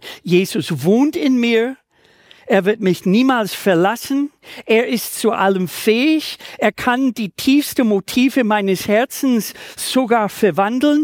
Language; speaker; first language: German; native; German